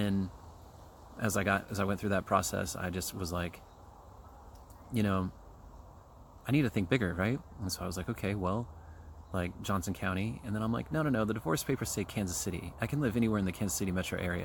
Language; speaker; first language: English; native; English